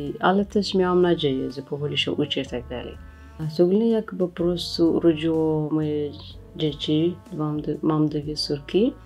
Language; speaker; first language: Polish; non-native, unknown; Tigrinya